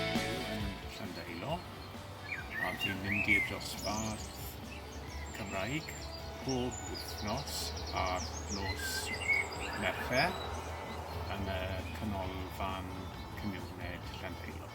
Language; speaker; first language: Welsh; non-native, learner; English